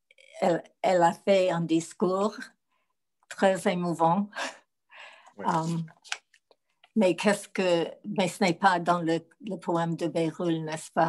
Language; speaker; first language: French; non-native, fluent; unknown